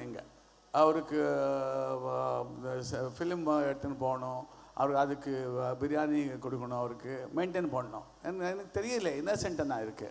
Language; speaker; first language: Tamil; non-native, learner; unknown